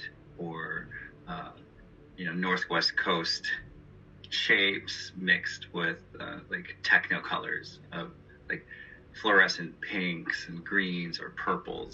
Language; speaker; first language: English; native; English